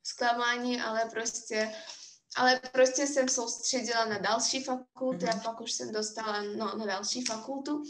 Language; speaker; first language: Czech; non-native, fluent; Russian